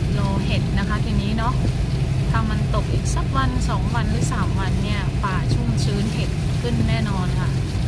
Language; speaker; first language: Thai; native; Thai